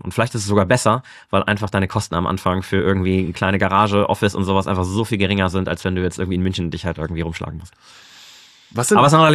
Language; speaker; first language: German; native; German